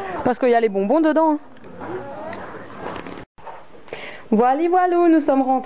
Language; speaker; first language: French; native; French